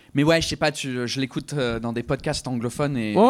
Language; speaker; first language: French; non-native, fluent; English